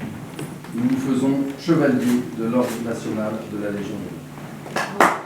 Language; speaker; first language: French; native; French